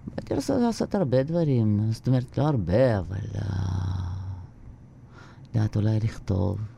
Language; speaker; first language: Hebrew; non-native, fluent; Russian